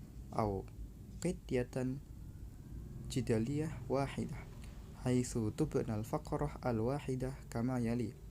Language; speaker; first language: Arabic; non-native, learner; Indonesian